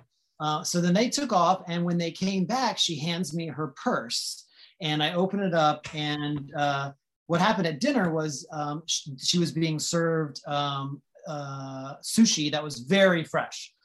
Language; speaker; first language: English; native; English